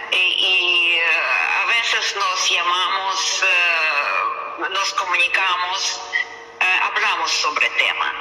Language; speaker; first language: Spanish; non-native, learner; Russian